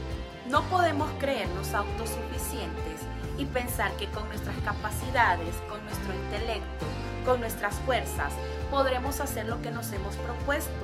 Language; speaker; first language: Spanish; native; Spanish